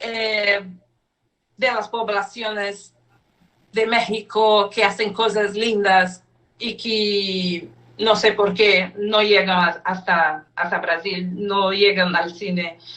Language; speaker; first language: Spanish; non-native, fluent; Portuguese